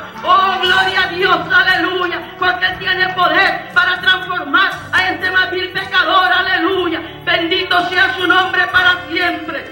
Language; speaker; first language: Spanish; native; Spanish